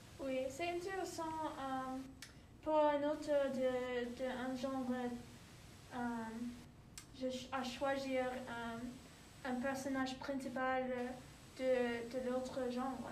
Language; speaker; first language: French; non-native, learner; English